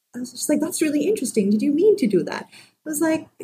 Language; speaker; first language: English; non-native, local second language; Sinhala